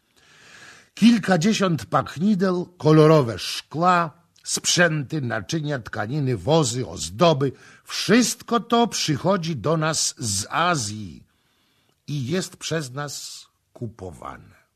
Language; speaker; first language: Polish; native; Polish